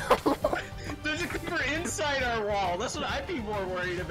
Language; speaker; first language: English; native; English